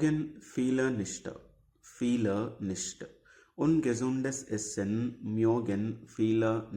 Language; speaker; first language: German; non-native, learner; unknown